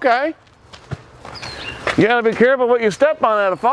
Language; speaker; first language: English; native; English